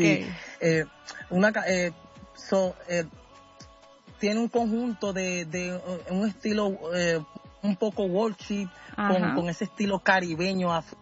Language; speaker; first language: Spanish; native; Spanish